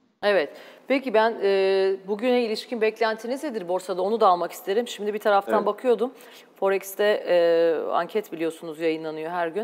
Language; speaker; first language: Turkish; native; Turkish